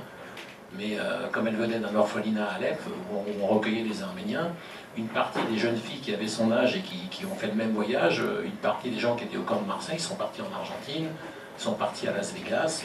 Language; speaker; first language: French; native; French